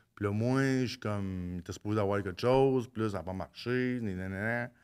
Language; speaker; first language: French; native; French